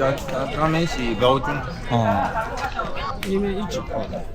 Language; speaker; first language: Chinese; non-native, learner; Japanese